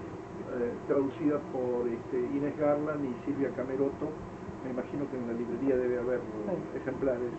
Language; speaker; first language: Spanish; native; Spanish